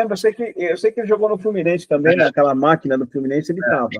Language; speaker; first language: Portuguese; native; Portuguese